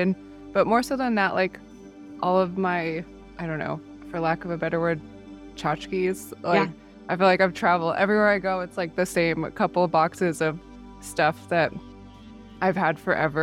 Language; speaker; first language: English; native; English